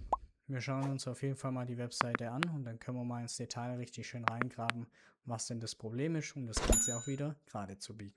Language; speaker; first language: German; native; German